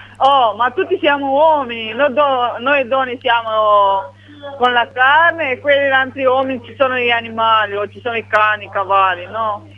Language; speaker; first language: Italian; non-native, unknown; Romanian